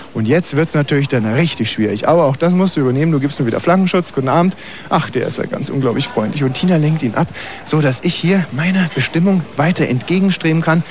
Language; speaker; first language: German; native; German